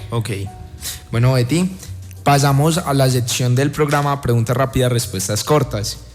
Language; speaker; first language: Spanish; native; Spanish